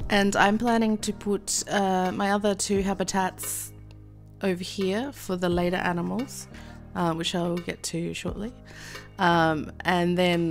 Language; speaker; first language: English; native; English